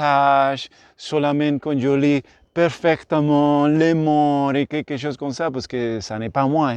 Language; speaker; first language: French; non-native, learner; Spanish